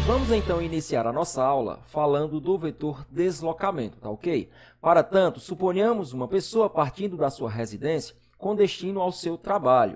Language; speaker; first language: Portuguese; native; Portuguese